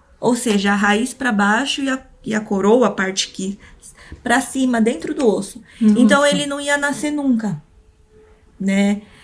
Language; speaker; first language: Portuguese; early bilingual, other home language; Korean